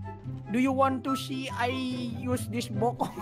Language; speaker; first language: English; non-native, learner; Indonesian